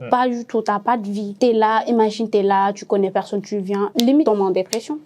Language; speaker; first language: French; non-native, local second language; Wolof